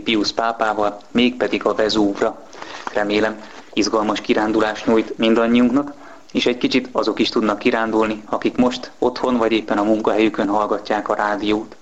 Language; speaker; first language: Hungarian; native; Hungarian